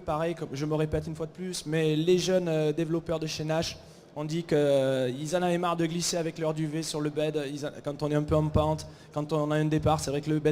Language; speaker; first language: French; native; French